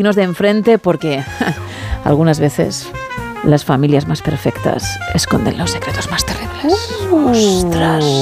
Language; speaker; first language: Spanish; native; Spanish